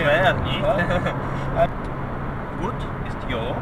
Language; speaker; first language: German; non-native, learner; Ukrainian